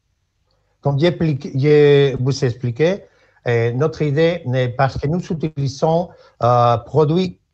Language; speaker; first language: French; non-native, learner; Spanish